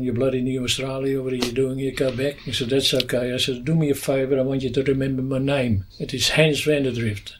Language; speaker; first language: English; non-native, fluent; Dutch